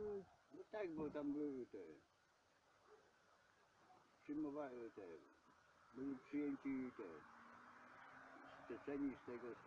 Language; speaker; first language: Polish; native; Polish